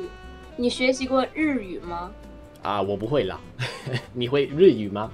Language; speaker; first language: Chinese; non-native, fluent; English